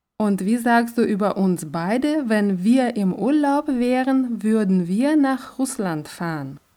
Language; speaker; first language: German; non-native, fluent; Russian